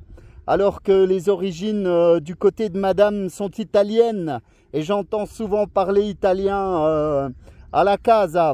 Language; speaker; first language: French; native; French